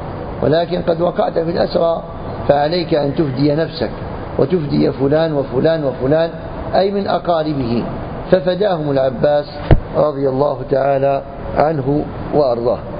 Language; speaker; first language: Arabic; native; Arabic